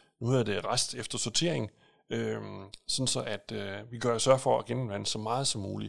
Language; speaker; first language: Danish; native; Danish